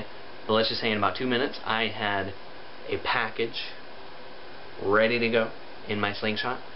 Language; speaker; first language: English; native; English